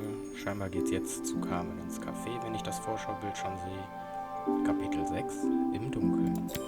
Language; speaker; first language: German; native; German